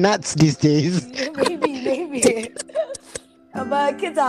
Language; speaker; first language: English; non-native, local second language; Malay